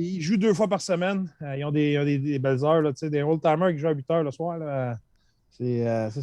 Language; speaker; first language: French; native; French